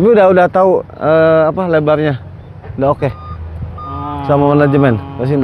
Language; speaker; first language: Indonesian; non-native, local second language; Sundanese